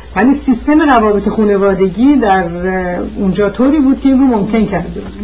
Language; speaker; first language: Persian; early bilingual, heritage; Persian